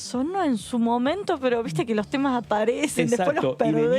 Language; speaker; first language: Spanish; native; Spanish